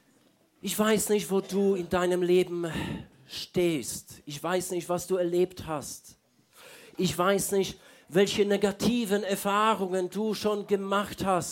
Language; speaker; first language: German; non-native, fluent; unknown